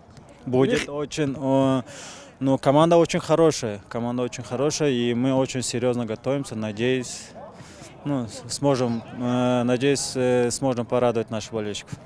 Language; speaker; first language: Russian; non-native, local second language; Tajik